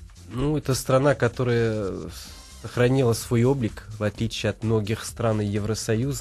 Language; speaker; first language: Russian; non-native, fluent; Portuguese